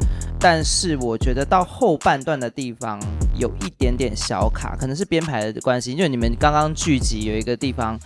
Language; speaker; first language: Chinese; native; Chinese